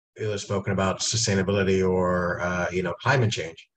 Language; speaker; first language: English; native; English